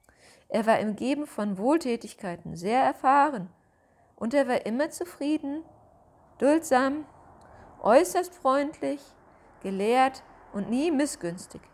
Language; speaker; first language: German; native; German